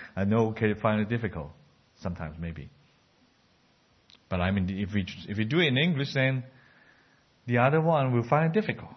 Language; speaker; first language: English; non-native, fluent; Cantonese